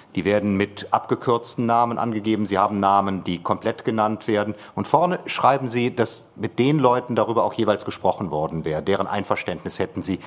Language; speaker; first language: German; native; German